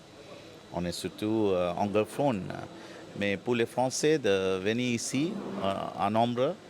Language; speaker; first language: French; non-native, fluent; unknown